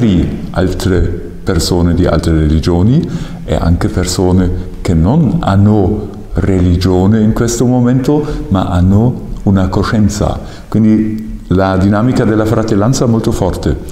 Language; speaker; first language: Italian; non-native, fluent; German